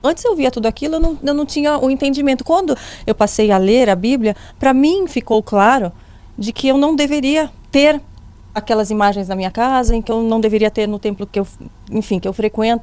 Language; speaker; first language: Portuguese; native; Portuguese